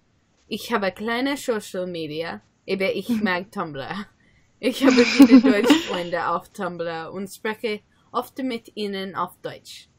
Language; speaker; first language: German; non-native, learner; English